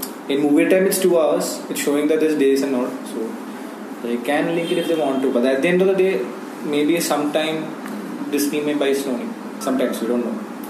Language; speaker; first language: English; non-native, local second language; Malayalam